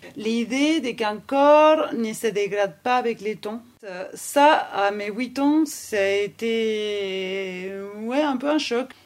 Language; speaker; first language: French; non-native, fluent; Spanish